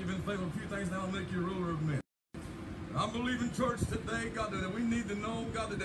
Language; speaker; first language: English; native; English